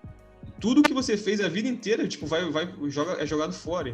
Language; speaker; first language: Portuguese; native; Portuguese